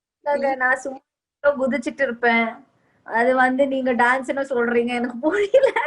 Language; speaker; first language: Tamil; non-native, fluent; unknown